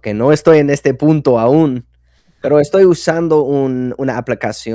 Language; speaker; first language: Spanish; non-native, fluent; English